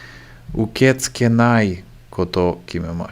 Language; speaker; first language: Japanese; non-native, learner; English